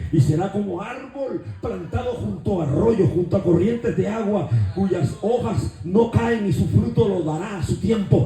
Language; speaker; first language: Spanish; native; Spanish